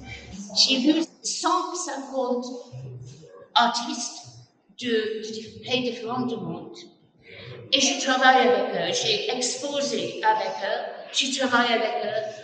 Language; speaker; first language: French; non-native, fluent; English